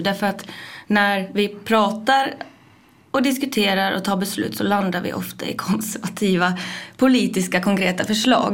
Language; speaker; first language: Swedish; native; Swedish